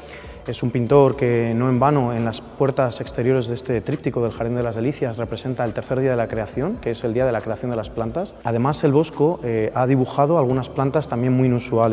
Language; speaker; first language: Spanish; native; Spanish